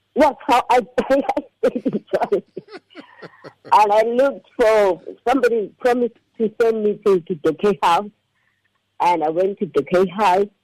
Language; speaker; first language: English; non-native, local second language; Xhosa